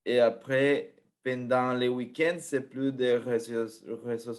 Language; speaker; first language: French; non-native, fluent; Spanish